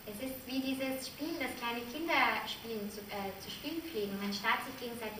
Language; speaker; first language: German; native; German